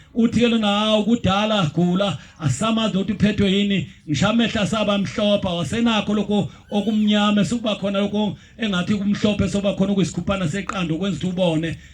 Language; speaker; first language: Zulu; native; Zulu